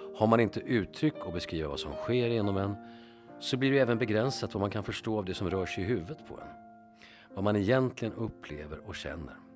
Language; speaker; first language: Swedish; native; Swedish